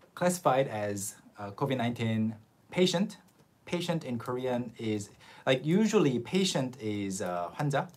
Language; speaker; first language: English; non-native, fluent; Korean